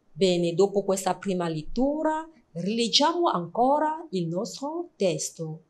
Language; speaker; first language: Italian; non-native, fluent; French